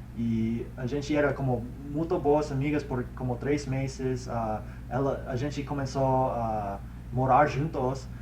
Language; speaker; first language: Portuguese; non-native, learner; English